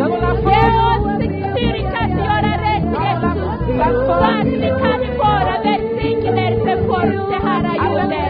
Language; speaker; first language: Swedish; non-native, fluent; French